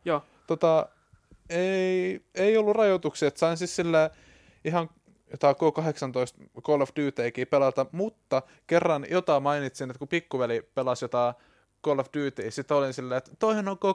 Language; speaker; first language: Finnish; native; Finnish